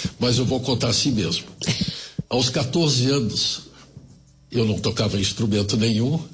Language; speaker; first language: Portuguese; early bilingual, other home language; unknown